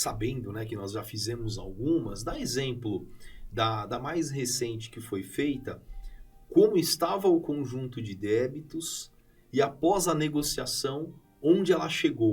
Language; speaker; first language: Portuguese; native; Portuguese